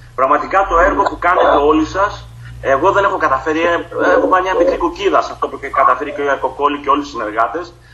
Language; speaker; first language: Greek; native; Greek